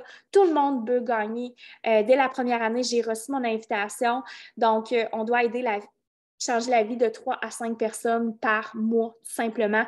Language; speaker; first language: French; native; French